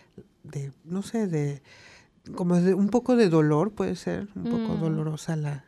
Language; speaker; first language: Spanish; native; Spanish